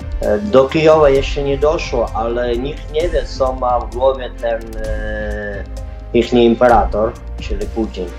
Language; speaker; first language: Polish; non-native, fluent; Ukrainian